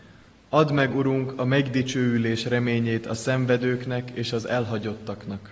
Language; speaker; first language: Hungarian; native; Hungarian